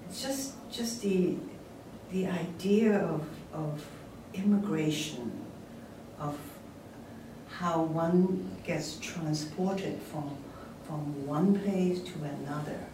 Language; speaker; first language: English; non-native, local second language; Cantonese